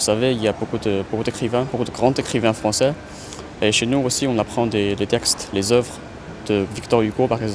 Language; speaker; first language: French; non-native, fluent; Chinese